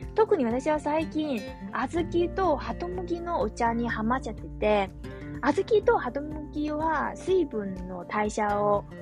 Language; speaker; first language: Japanese; non-native, fluent; Chinese